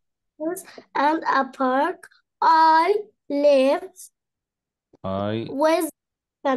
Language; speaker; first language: English; non-native, learner; Arabic